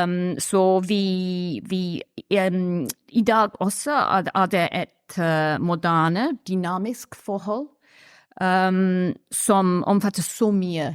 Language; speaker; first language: Norwegian; non-native, fluent; English